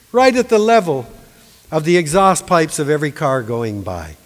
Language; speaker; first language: English; native; English